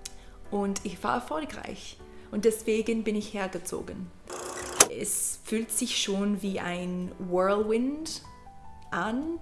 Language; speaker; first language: German; non-native, learner; English